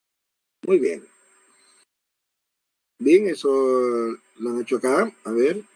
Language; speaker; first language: Spanish; native; Spanish